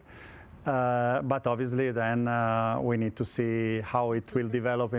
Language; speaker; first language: English; non-native, fluent; Italian